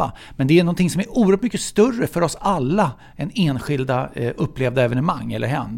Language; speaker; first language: Swedish; native; Swedish